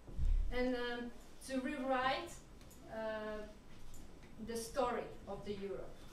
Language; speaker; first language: English; non-native, learner; French